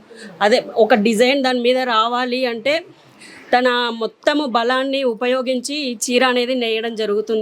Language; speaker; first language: Telugu; native; Telugu